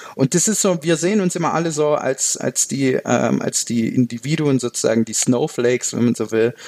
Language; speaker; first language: German; native; German